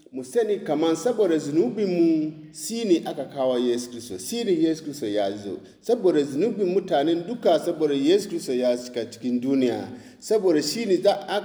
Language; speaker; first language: Hausa; non-native, local second language; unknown